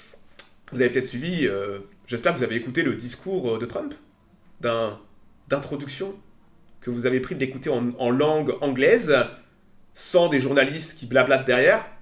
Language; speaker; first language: French; native; French